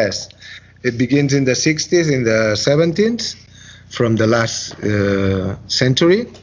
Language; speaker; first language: English; non-native, learner; Catalan